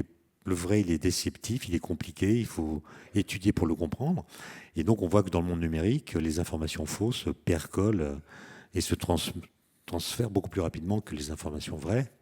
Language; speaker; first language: French; native; French